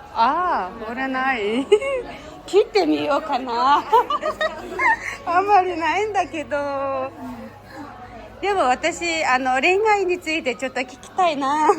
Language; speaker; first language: Japanese; non-native, fluent; Mongolian